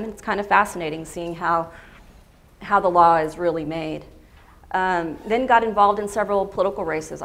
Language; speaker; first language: English; native; English